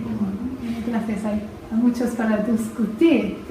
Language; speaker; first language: Spanish; non-native, fluent; English